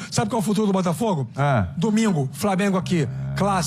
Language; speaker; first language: Portuguese; native; Portuguese